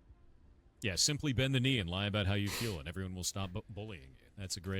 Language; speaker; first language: English; native; English